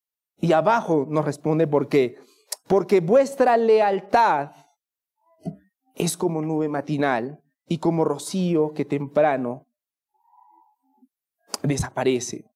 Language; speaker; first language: Spanish; native; Spanish